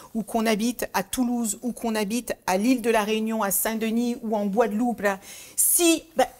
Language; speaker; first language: French; early bilingual, other home language; Kabuverdianu